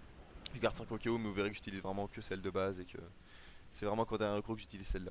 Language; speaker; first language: French; native; French